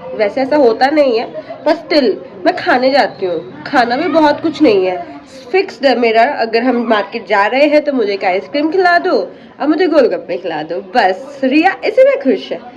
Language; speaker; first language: Hindi; non-native, local second language; Bangla